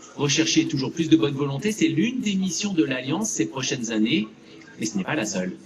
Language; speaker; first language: French; native; French